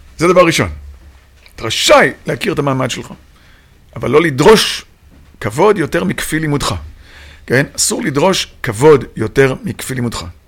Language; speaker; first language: Hebrew; native; Hebrew